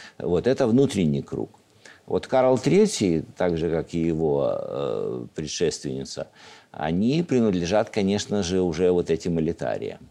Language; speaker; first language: Russian; native; Russian